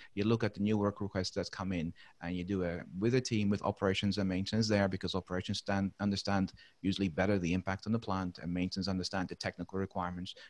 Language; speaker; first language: English; non-native, fluent; Dutch